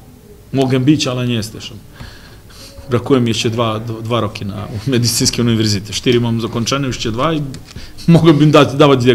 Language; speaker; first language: Polish; non-native, fluent; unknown